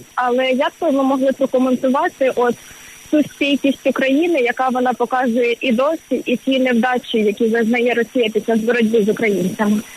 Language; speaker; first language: Ukrainian; native; Ukrainian